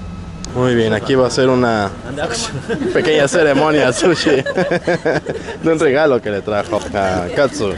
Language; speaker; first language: Spanish; native; Spanish